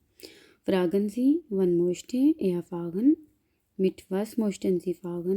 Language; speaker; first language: German; non-native, learner; Urdu